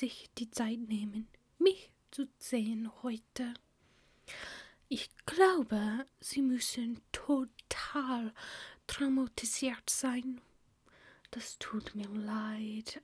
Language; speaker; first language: German; non-native, learner; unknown